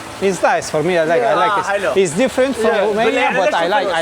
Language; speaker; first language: English; non-native, learner; Romanian